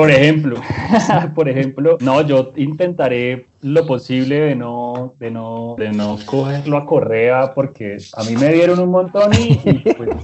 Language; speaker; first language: Spanish; native; Spanish